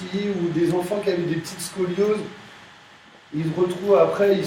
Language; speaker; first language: French; native; French